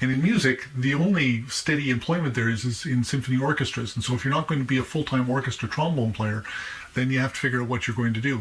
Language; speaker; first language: English; native; English